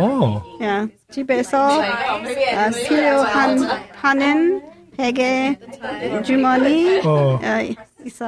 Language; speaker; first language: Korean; non-native, learner; English